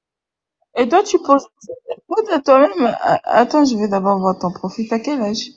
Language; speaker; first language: French; non-native, local second language; Lingala